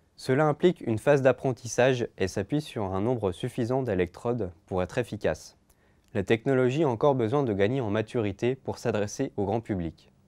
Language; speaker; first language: French; native; French